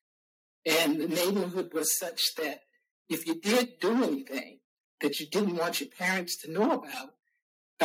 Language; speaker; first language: English; native; English